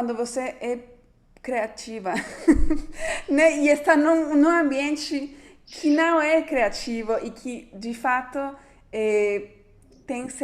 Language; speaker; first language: Portuguese; non-native, fluent; Spanish